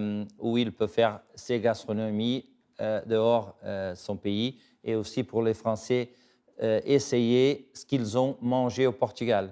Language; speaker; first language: French; non-native, fluent; Portuguese